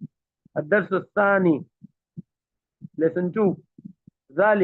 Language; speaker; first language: Arabic; non-native, fluent; Urdu